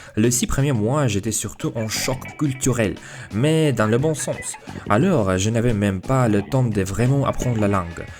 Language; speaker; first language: French; non-native, fluent; Russian